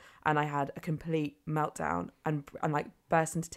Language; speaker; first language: English; native; English